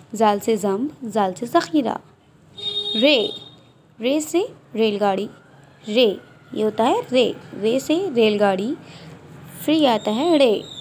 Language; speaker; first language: Urdu; native; Urdu